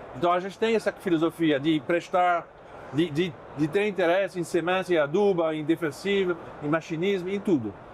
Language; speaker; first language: Portuguese; non-native, fluent; French